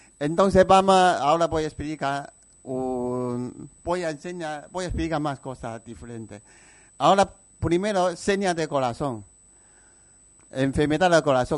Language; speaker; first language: Spanish; non-native, learner; Chinese